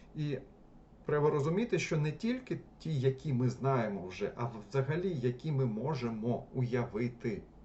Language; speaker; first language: Ukrainian; non-native, local second language; Russian